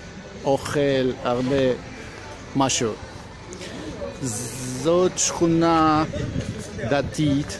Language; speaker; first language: Hebrew; non-native, fluent; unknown